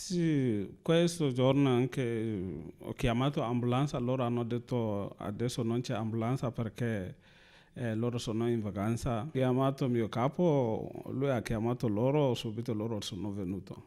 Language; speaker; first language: Italian; non-native, learner; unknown